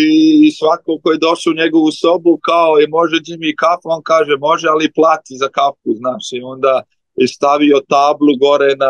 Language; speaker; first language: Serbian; early bilingual, heritage; Slovenian